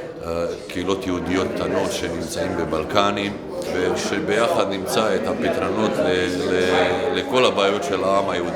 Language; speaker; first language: Hebrew; non-native, fluent; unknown